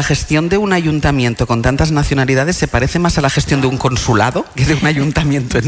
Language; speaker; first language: Spanish; native; Spanish